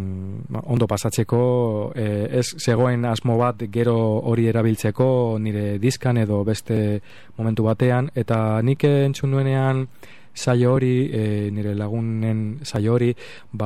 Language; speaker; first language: Basque; non-native, local second language; Spanish